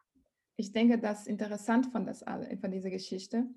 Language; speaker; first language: German; non-native, learner; Portuguese